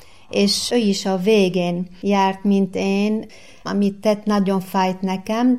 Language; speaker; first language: Hungarian; non-native, learner; Arabic